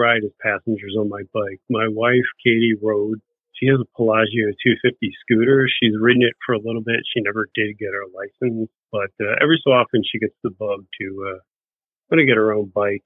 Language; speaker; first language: English; native; English